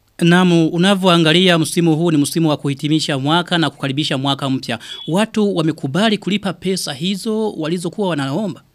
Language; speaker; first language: Swahili; non-native, local second language; Rundi